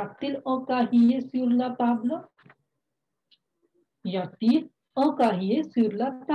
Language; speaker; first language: French; non-native, fluent; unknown